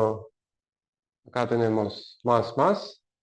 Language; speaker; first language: Spanish; non-native, learner; Russian